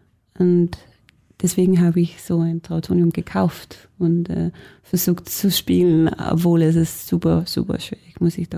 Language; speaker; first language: German; non-native, fluent; Danish